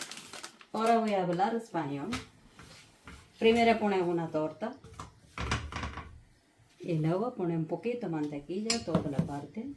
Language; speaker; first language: Spanish; non-native, learner; Malayalam